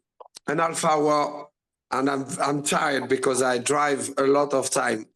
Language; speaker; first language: English; non-native, learner; French